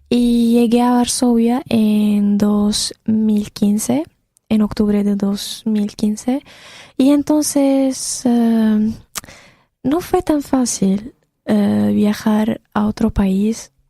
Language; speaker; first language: Spanish; non-native, fluent; Arabic